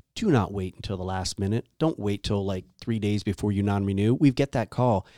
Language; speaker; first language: English; native; English